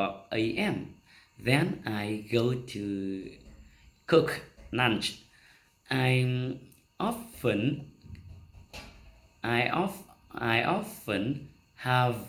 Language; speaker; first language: English; non-native, learner; Vietnamese